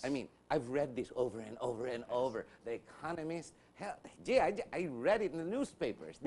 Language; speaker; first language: English; non-native, local second language; Filipino